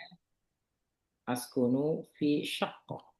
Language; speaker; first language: Arabic; non-native, fluent; Indonesian